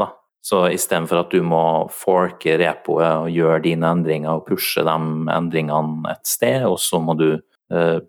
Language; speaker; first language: Norwegian; native; Norwegian